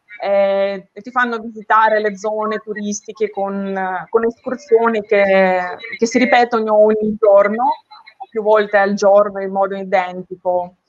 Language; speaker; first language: Italian; non-native, learner; Ukrainian